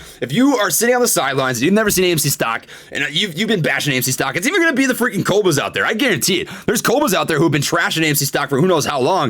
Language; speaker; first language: English; native; English